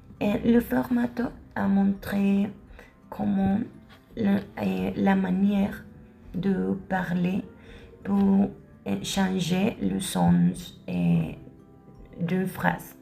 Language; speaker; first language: French; non-native, learner; Spanish